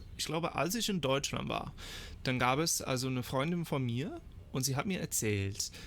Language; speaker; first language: German; non-native, fluent; English